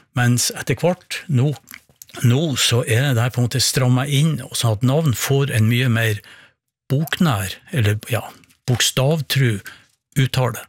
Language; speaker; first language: Norwegian; native; Norwegian